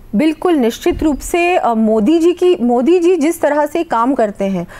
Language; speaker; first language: Hindi; native; Hindi